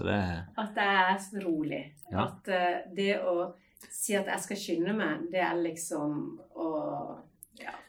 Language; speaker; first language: Norwegian; native; Norwegian